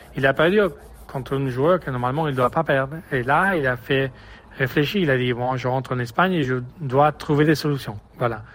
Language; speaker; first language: French; non-native, fluent; Spanish